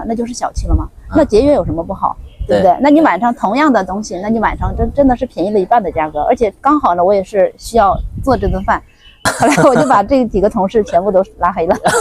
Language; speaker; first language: Chinese; non-native, local second language; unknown